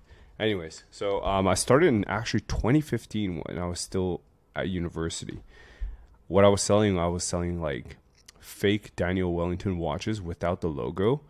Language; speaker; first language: English; native; English